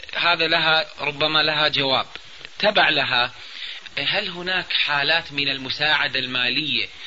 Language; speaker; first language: Arabic; native; Arabic